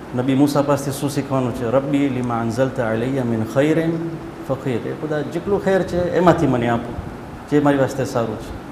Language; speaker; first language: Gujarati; early bilingual, heritage; Gujarati